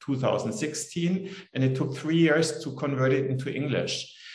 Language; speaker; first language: English; non-native, fluent; German